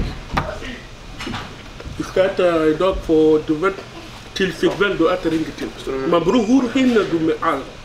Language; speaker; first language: Swedish; non-native, learner; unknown